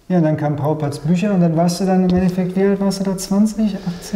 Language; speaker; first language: German; native; German